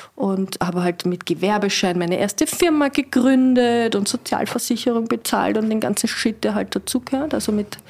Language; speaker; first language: German; native; German